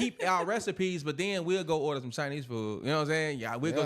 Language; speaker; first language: English; native; English